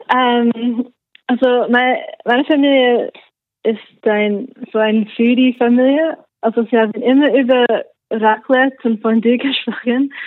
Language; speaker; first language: German; non-native, learner; English